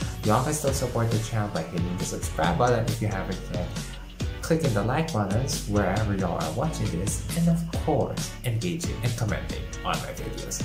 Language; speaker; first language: English; non-native, local second language; Filipino